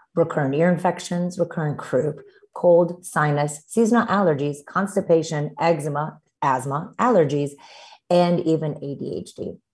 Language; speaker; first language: English; early bilingual, other home language; Romanian